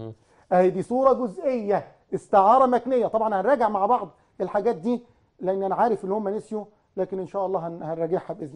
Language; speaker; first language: Arabic; native; Arabic